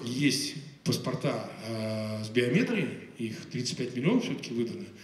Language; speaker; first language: Russian; native; Russian